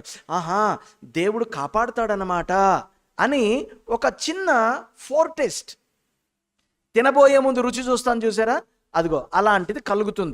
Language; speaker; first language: Telugu; native; Telugu